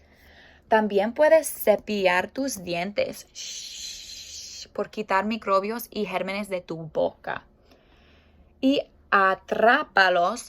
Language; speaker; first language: Spanish; non-native, fluent; English